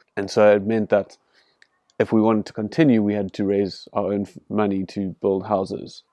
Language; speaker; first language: English; native; English